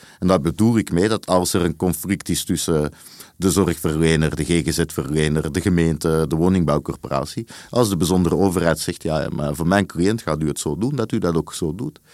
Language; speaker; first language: Dutch; native; Dutch